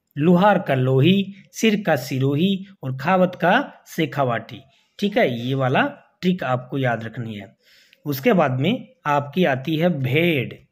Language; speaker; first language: Hindi; native; Hindi